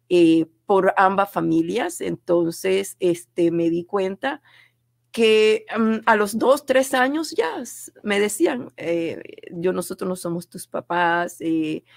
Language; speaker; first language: Spanish; native; Spanish